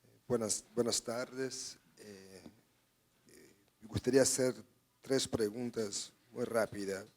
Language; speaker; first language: Spanish; non-native, fluent; Portuguese